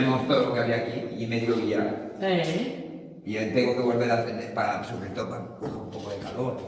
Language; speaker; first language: Spanish; native; Spanish